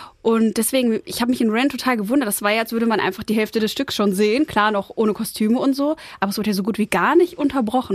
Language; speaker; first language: German; native; German